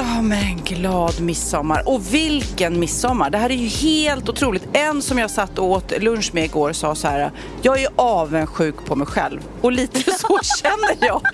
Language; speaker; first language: Swedish; native; Swedish